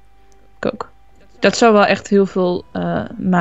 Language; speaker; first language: Dutch; native; Dutch